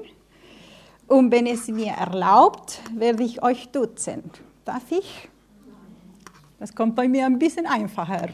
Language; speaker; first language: German; non-native, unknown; Spanish